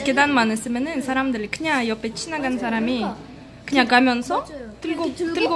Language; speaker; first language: Korean; non-native, fluent; Russian